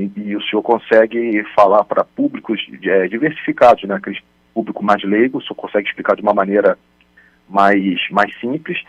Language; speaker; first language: Portuguese; native; Portuguese